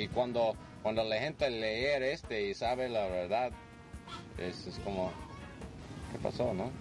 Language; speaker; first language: Spanish; non-native, learner; English